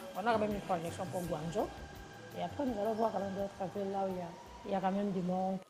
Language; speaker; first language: French; non-native, local second language; Lingala